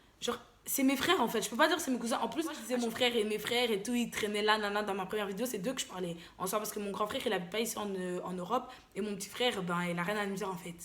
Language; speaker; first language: French; early bilingual, other home language; Lingala